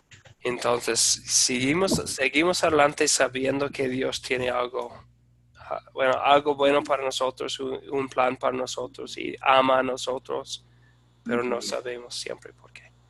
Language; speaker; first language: Spanish; non-native, fluent; English